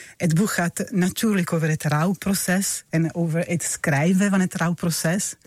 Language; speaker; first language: Dutch; non-native, fluent; Italian